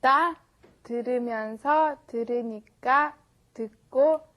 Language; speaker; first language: Korean; non-native, learner; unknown